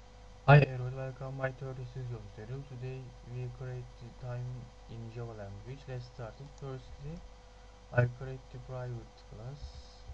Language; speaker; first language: English; non-native, learner; Turkish